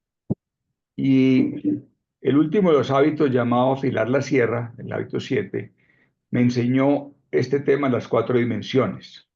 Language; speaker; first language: Spanish; native; Spanish